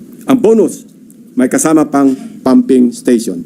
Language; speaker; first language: English; non-native, local second language; Filipino